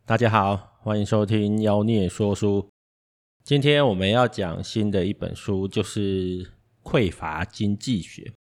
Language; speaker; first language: Chinese; native; Chinese